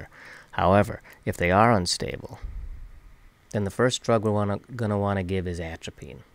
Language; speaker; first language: English; native; English